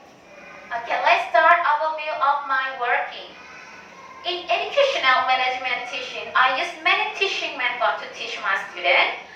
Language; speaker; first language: English; non-native, learner; Thai